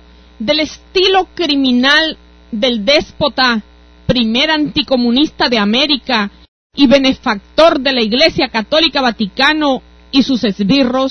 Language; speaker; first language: Spanish; native; Spanish